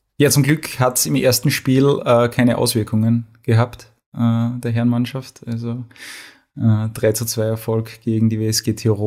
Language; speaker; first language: German; native; German